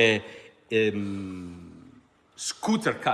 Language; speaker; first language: English; non-native, fluent; Italian